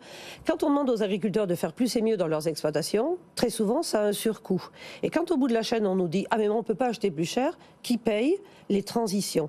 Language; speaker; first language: French; native; French